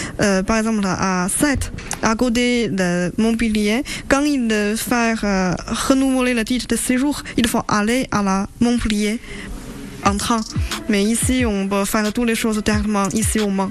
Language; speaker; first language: French; non-native, learner; Chinese